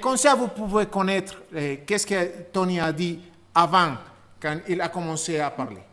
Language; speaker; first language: French; non-native, learner; Spanish